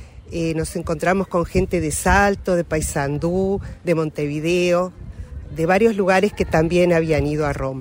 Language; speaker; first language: Spanish; native; Spanish